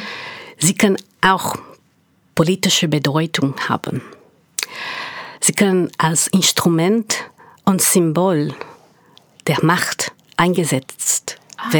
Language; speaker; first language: German; non-native, fluent; Portuguese